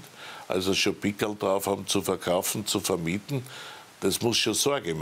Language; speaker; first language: German; native; German